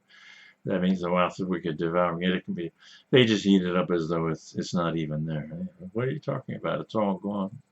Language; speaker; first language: English; native; English